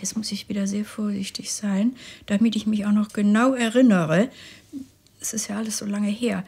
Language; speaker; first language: German; native; German